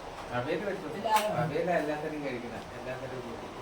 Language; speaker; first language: Malayalam; native; Malayalam